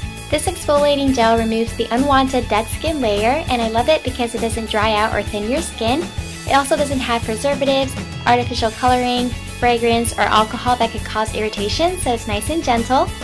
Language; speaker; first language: English; early bilingual, other home language; Japanese